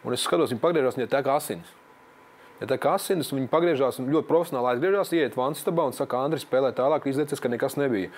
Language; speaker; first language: Latvian; native; Latvian